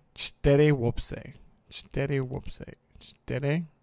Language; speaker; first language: Polish; non-native, learner; English